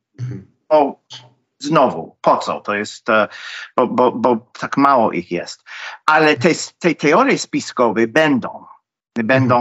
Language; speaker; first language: Polish; non-native, fluent; English